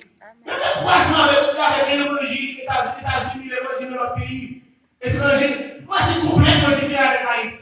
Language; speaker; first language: French; non-native, local second language; Haitian Creole